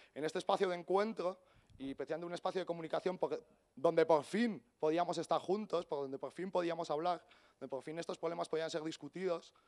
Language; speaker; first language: Spanish; native; Spanish